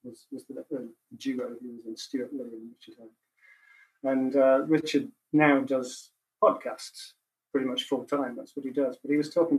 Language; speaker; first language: English; native; English